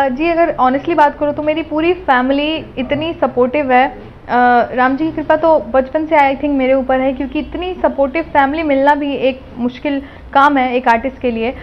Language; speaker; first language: Hindi; native; Hindi